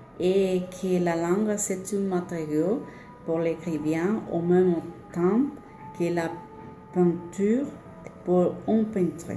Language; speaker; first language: French; non-native, learner; Spanish